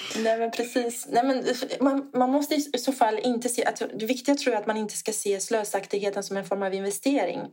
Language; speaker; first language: Swedish; non-native, fluent; Italian